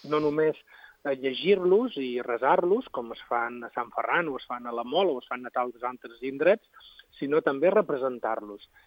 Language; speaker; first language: Catalan; native; Catalan